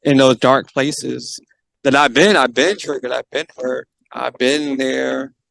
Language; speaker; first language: English; native; English